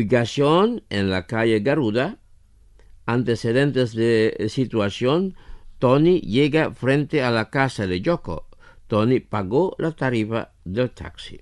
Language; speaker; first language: Spanish; non-native, fluent; Indonesian